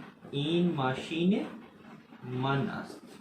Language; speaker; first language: Persian; non-native, fluent; Urdu